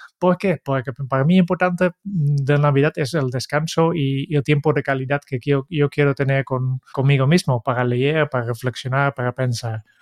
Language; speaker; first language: Spanish; non-native, fluent; Dutch